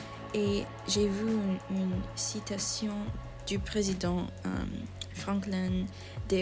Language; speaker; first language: French; non-native, learner; English